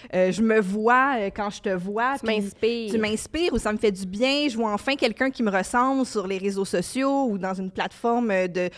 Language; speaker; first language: French; native; French